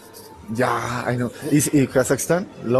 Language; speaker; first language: English; non-native, learner; Spanish